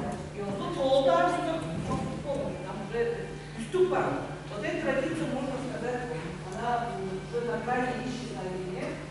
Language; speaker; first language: Russian; non-native, local second language; Tuvinian